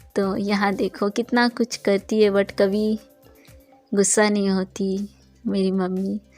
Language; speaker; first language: Hindi; non-native, local second language; Bangla